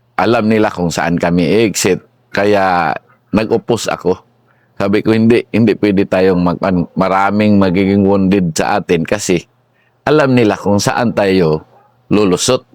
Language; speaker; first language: Filipino; non-native, local second language; Cebuano